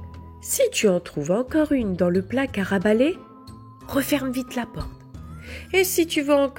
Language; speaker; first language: French; native; French